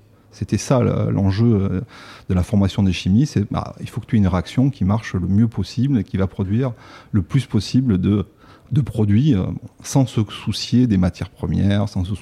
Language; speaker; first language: French; native; French